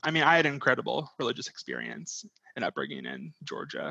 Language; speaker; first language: English; native; English